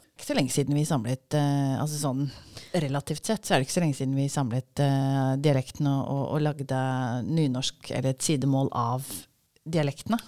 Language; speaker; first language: Norwegian; early bilingual, other home language; English